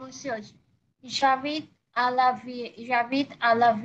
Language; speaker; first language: French; non-native, learner; Bangla